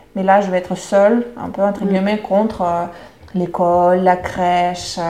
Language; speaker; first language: French; non-native, fluent; Russian